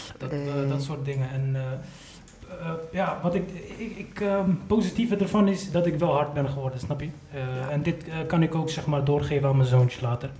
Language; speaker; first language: Dutch; early bilingual, other home language; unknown